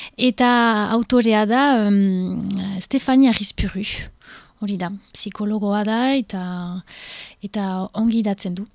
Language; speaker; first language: Basque; non-native, local second language; French